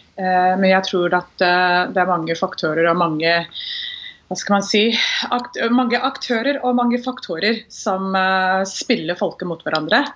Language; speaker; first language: Norwegian; non-native, fluent; English